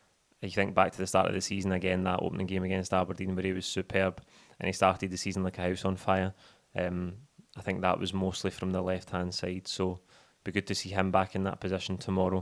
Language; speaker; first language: English; native; English